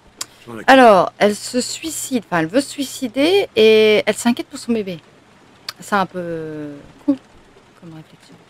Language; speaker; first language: French; native; French